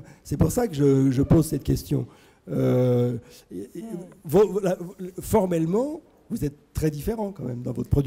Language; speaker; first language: French; native; French